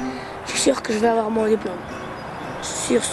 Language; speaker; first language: French; early bilingual, other home language; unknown